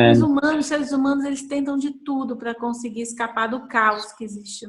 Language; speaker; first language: Portuguese; native; Portuguese